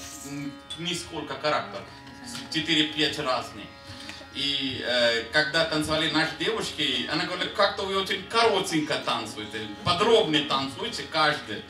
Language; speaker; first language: Russian; non-native, fluent; Hindi